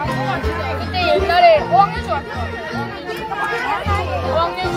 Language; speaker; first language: Korean; non-native, learner; Filipino